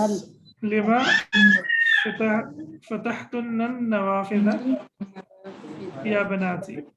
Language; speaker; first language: Arabic; non-native, fluent; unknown